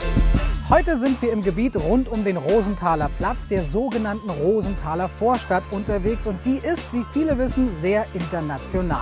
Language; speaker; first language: German; native; German